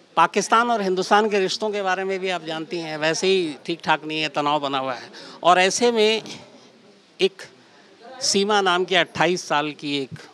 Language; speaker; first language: Hindi; native; Hindi